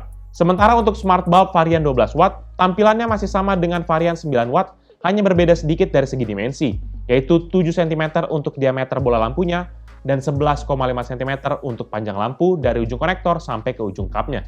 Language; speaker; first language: Indonesian; native; Indonesian